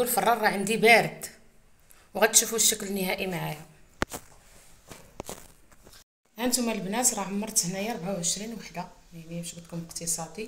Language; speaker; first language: Arabic; native; Arabic